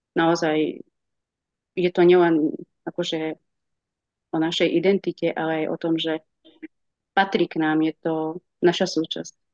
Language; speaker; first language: Slovak; non-native, local second language; Romany